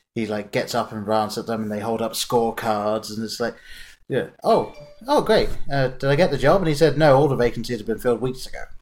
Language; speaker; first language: English; native; English